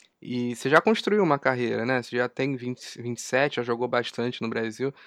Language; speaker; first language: Portuguese; native; Portuguese